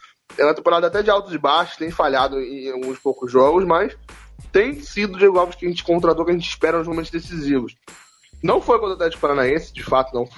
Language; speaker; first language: Portuguese; native; Portuguese